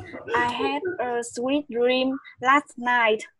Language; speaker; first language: English; non-native, learner; Vietnamese